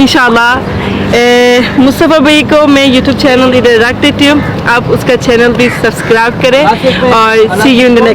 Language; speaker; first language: Hindi; non-native, learner; Turkish